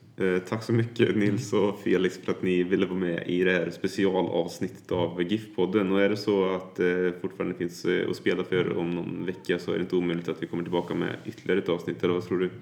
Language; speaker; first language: Swedish; native; Swedish